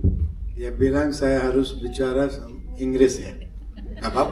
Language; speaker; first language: Indonesian; non-native, fluent; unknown